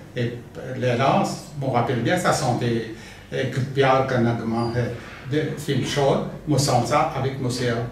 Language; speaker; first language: French; non-native, local second language; Morisyen